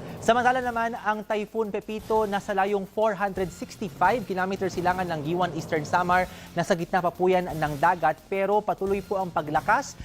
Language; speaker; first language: Filipino; non-native, local second language; Bikol